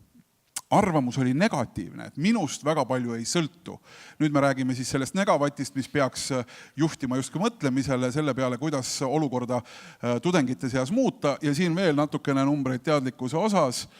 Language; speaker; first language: Estonian; native; Estonian